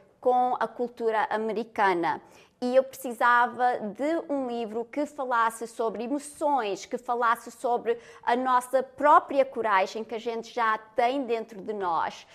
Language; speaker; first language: Portuguese; early bilingual, heritage; Portuguese